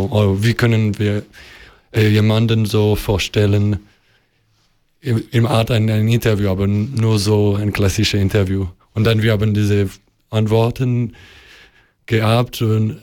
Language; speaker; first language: German; non-native, learner; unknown